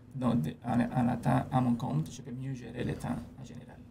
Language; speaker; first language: French; non-native, fluent; Spanish